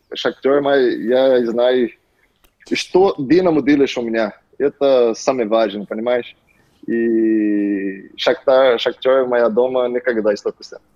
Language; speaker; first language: Russian; non-native, learner; Portuguese